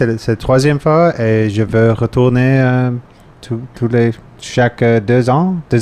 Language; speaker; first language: French; non-native, learner; English